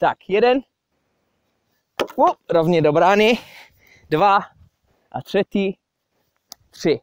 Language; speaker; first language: Czech; non-native, fluent; English